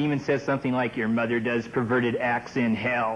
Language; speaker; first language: English; native; English